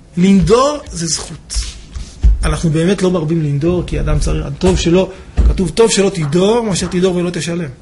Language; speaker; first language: Hebrew; native; Hebrew